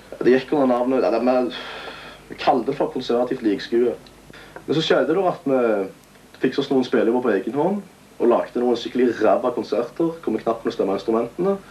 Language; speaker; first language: Norwegian; native; Norwegian